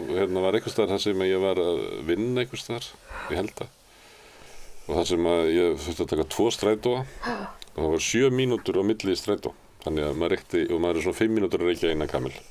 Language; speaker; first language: Icelandic; native; Icelandic